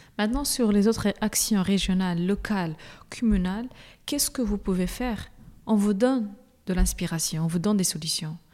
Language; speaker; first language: French; non-native, local second language; Arabic